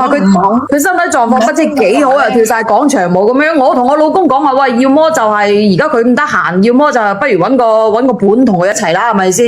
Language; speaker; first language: Cantonese; native; Cantonese